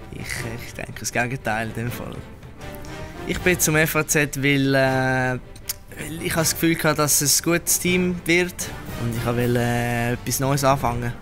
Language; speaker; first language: German; non-native, local second language; Italian